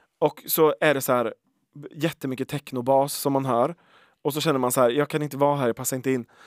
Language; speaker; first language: Swedish; native; Swedish